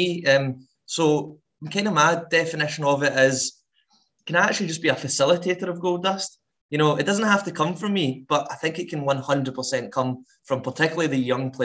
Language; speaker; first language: English; native; English